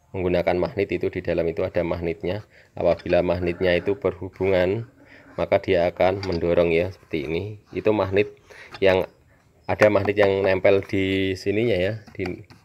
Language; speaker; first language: Indonesian; native; Indonesian